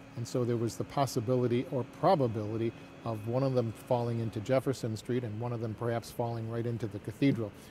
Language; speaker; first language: English; native; English